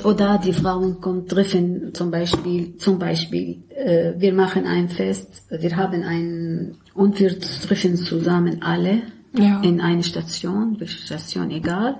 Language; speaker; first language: German; non-native, learner; Arabic